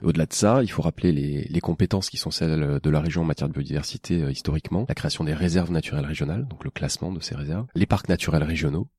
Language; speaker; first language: French; native; French